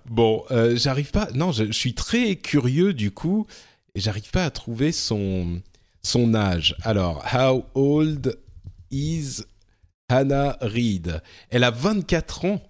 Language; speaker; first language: French; native; French